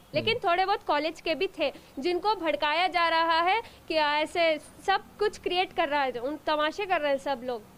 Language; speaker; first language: Hindi; non-native, local second language; Urdu